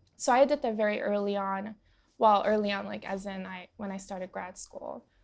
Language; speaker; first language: English; early bilingual, other home language; Portuguese